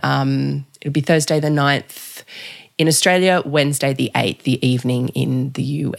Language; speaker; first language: English; native; English